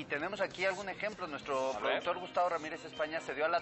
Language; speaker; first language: Spanish; native; Spanish